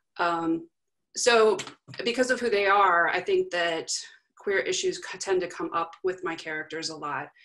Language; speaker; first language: English; native; English